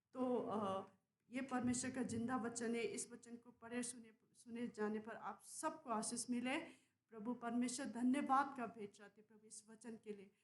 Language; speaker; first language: Hindi; non-native, local second language; Nepali